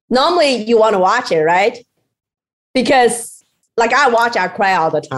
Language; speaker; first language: English; non-native, fluent; Chinese